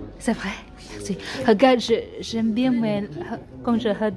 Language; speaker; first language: French; non-native, fluent; Vietnamese